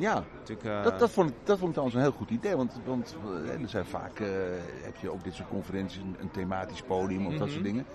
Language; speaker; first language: Dutch; native; Dutch